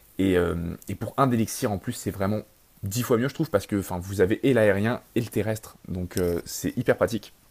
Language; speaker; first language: French; native; French